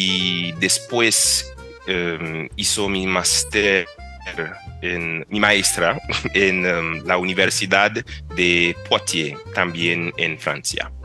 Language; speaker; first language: Spanish; non-native, fluent; English